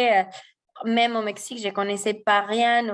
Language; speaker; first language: French; non-native, fluent; Spanish